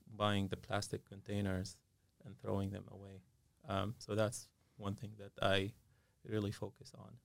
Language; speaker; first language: English; non-native, fluent; Arabic